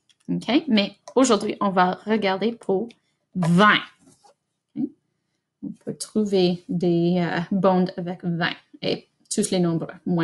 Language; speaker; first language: French; non-native, fluent; English